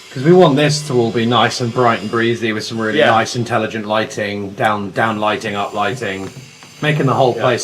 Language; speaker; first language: English; native; English